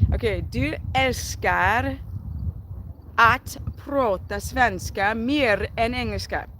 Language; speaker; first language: Swedish; non-native, learner; English